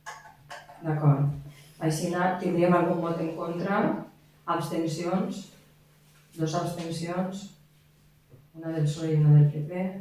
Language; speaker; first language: Catalan; native; Catalan